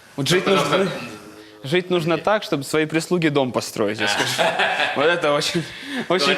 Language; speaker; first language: Russian; native; Russian